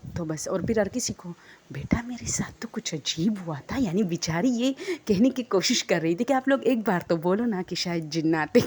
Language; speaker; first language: Urdu; non-native, local second language; Pashto